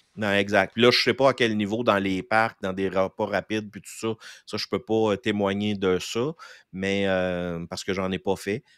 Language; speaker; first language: French; native; French